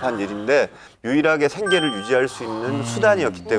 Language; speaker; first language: Korean; native; Korean